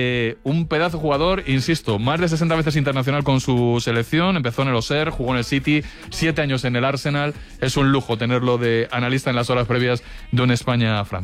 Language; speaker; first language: Spanish; native; Spanish